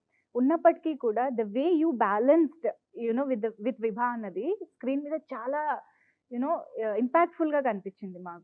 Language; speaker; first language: Telugu; native; Telugu